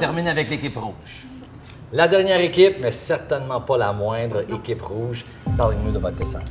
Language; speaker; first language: French; native; French